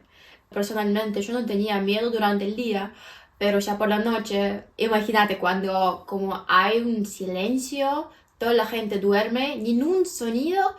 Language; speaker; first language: Spanish; non-native, fluent; Ukrainian